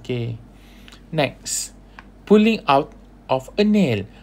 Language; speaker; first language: English; non-native, local second language; Malay